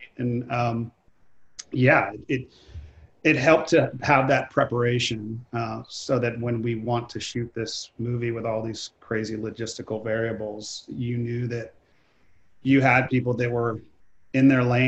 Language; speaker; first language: English; native; English